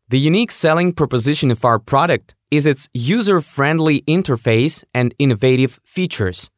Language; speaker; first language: English; non-native, fluent; Russian